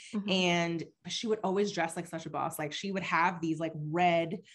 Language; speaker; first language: English; early bilingual, other home language; Spanish